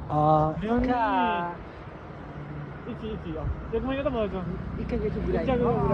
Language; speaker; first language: Japanese; non-native, learner; Nepali